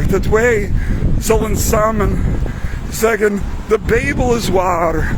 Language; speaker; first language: Dutch; non-native, fluent; English